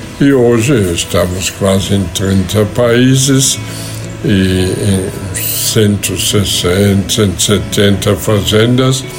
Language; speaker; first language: Portuguese; non-native, fluent; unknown